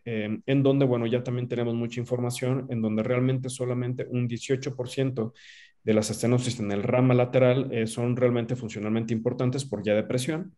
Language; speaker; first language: Spanish; native; Spanish